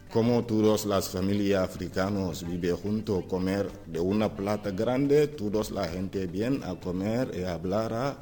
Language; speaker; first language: Spanish; non-native, learner; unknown